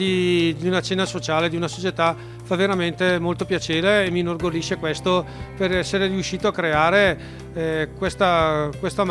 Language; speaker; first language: Italian; native; Italian